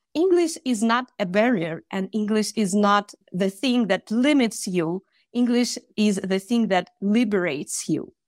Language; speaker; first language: English; non-native, fluent; Russian